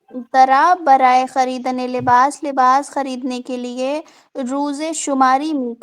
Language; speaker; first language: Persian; non-native, learner; Urdu